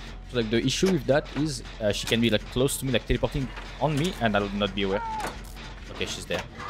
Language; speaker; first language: English; non-native, fluent; French